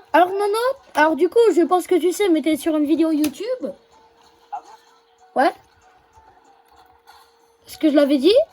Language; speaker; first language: French; native; French